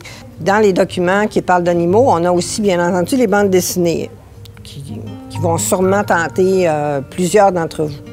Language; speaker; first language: French; native; French